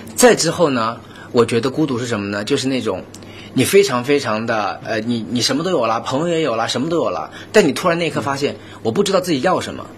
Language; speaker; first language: Chinese; native; Chinese